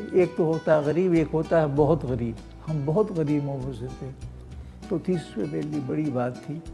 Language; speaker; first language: Urdu; native; Urdu